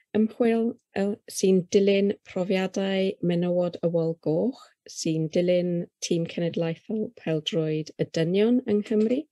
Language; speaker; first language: Welsh; non-native, local second language; English